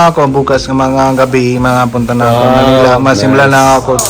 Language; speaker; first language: Filipino; non-native, learner; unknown